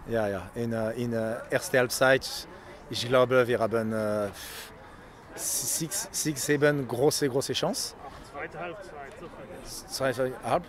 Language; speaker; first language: German; non-native, learner; French